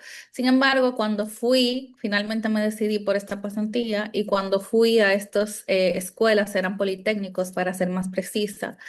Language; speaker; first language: Spanish; native; Spanish